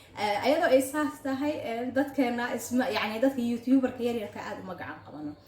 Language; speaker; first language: Somali; early bilingual, heritage; Somali